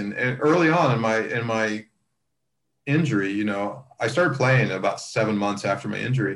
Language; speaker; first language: English; native; English